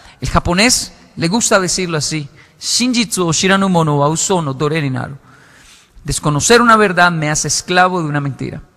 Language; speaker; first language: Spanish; non-native, fluent; Japanese